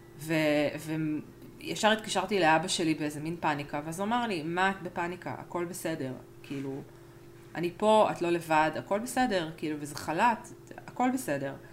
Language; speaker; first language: Hebrew; early bilingual, other home language; Spanish